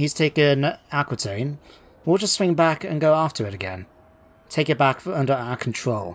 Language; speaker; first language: English; native; English